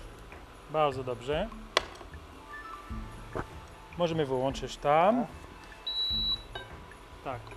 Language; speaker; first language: Polish; non-native, learner; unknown